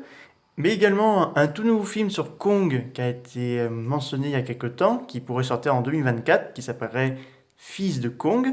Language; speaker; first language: French; native; French